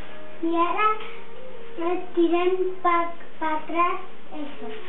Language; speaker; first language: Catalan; non-native, local second language; Spanish